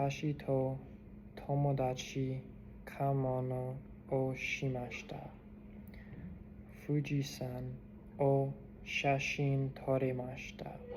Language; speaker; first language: Japanese; non-native, learner; English